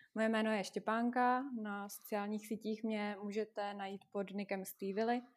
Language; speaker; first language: Czech; non-native, fluent; Russian